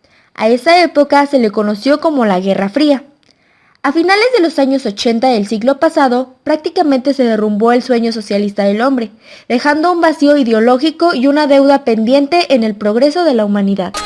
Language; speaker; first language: Spanish; native; Spanish